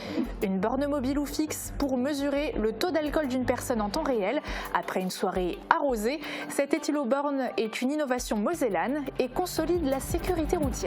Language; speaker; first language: French; native; French